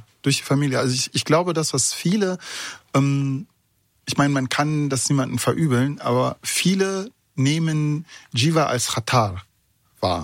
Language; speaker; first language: German; early bilingual, other home language; Kurdish